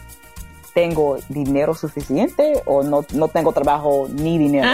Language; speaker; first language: Spanish; non-native, learner; English